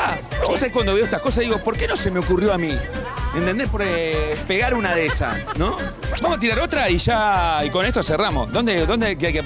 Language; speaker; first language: Spanish; native; Spanish